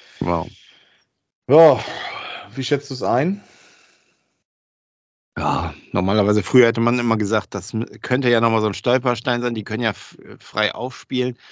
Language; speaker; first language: German; native; German